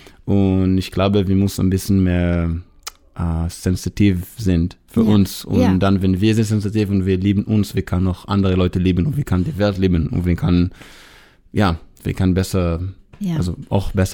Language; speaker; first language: German; non-native, fluent; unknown